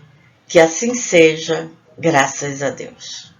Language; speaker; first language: Portuguese; native; Portuguese